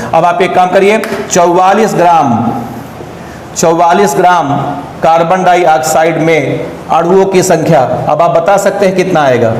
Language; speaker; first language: Hindi; native; Hindi